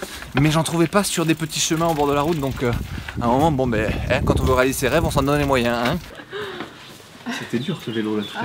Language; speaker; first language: French; native; French